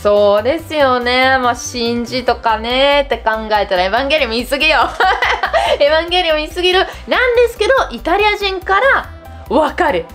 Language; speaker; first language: Japanese; non-native, fluent; Italian